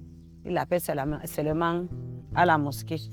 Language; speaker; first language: French; non-native, local second language; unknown